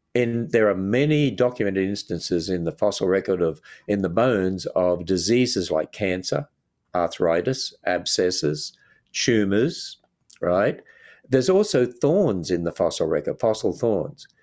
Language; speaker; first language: English; native; English